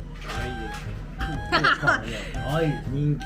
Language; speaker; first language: Japanese; native; Japanese